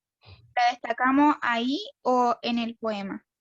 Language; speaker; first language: Spanish; native; Spanish